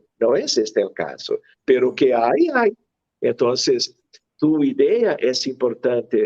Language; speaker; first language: Spanish; non-native, fluent; Portuguese